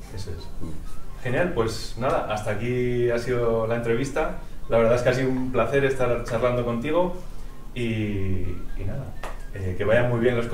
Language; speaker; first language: Spanish; native; Spanish